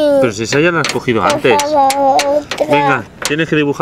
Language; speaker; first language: Spanish; native; Spanish